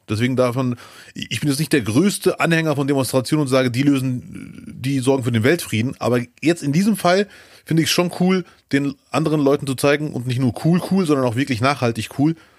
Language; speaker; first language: German; early bilingual, other home language; Arabic